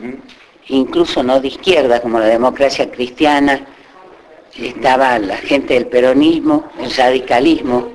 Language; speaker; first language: Spanish; native; Spanish